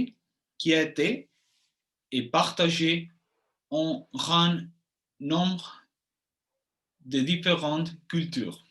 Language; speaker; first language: French; non-native, fluent; Spanish